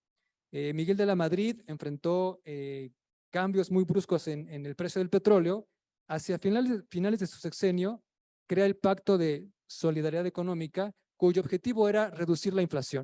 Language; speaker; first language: Spanish; native; Spanish